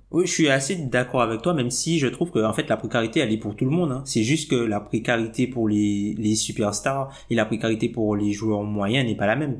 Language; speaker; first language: French; native; French